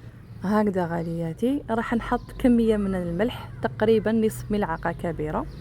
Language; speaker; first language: Arabic; native; Arabic